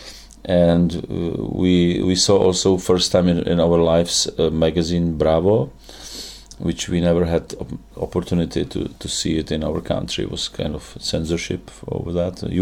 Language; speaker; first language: English; non-native, fluent; Czech